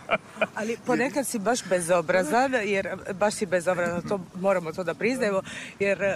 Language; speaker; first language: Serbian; non-native, fluent; Italian